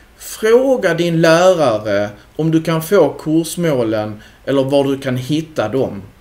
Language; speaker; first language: Swedish; native; Swedish